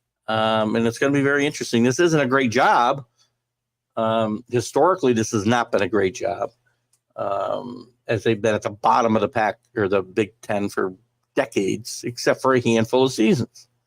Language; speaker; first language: English; native; English